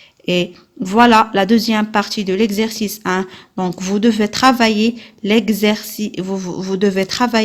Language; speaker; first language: French; non-native, local second language; Arabic